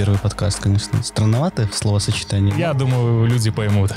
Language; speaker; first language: Russian; native; Russian